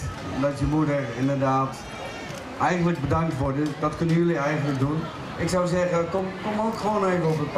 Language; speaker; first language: Dutch; native; Dutch